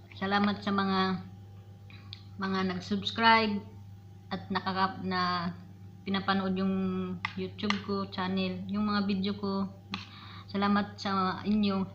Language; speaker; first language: Filipino; non-native, local second language; Cebuano